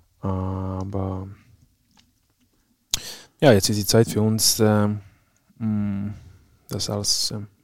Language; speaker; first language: German; non-native, fluent; Czech